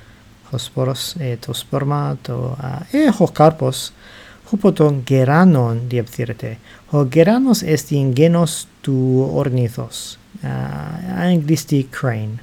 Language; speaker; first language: Greek; non-native, learner; English